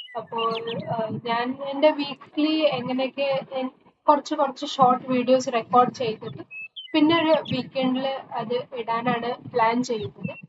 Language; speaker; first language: Malayalam; early bilingual, heritage; Malayalam